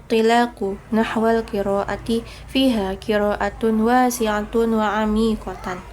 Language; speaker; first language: Arabic; non-native, learner; Indonesian